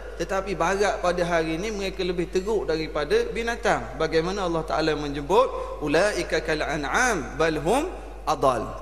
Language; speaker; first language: Malay; native; Malay